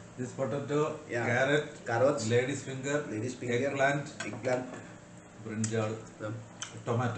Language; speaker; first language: English; non-native, learner; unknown